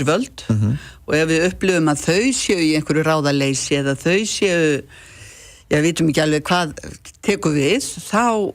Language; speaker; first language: Icelandic; native; Icelandic